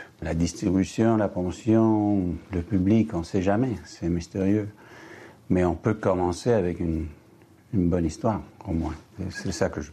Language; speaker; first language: French; non-native, fluent; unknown